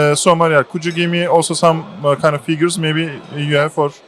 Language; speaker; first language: English; non-native, fluent; Turkish